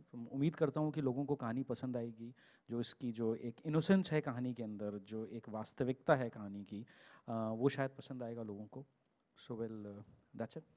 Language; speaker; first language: Hindi; native; Hindi